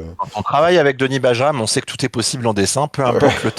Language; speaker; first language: French; native; French